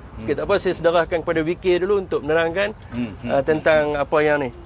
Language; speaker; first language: Malay; native; Malay